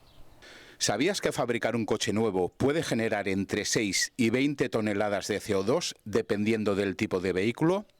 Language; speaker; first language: Spanish; native; Spanish